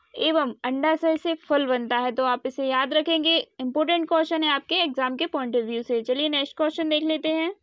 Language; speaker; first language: Hindi; native; Hindi